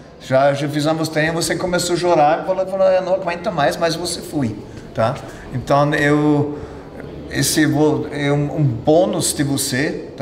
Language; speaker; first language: Portuguese; non-native, fluent; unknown